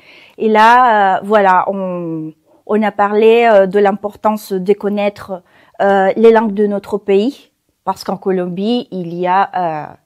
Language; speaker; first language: French; non-native, fluent; Spanish